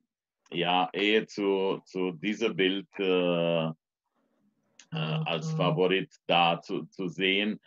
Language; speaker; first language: German; non-native, fluent; Romanian